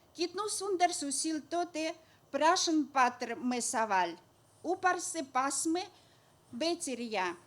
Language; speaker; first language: Hindi; non-native, learner; Russian